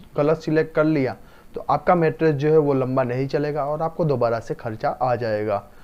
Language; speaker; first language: Hindi; non-native, local second language; Gujarati